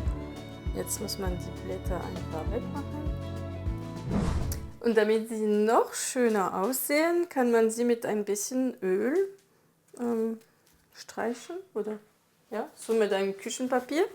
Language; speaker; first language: German; non-native, fluent; French